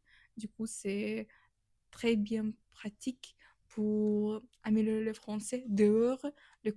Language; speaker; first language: French; non-native, fluent; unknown